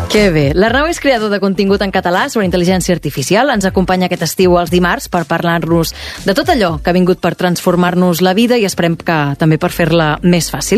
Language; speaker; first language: Catalan; native; Catalan